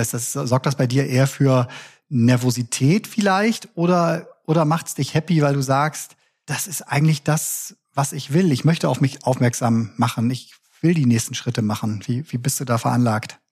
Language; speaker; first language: German; native; German